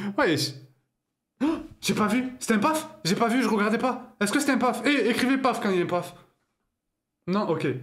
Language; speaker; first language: French; native; French